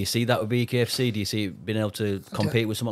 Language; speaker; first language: English; native; English